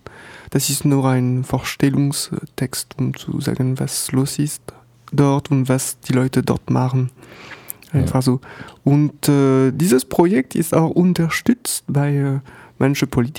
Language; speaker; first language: German; non-native, learner; French